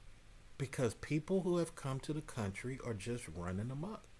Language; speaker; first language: English; native; English